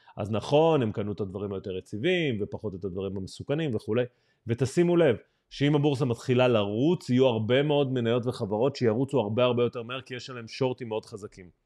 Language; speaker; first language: Hebrew; native; Hebrew